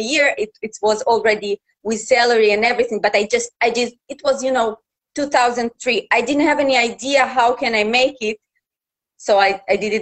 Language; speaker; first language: English; non-native, fluent; Russian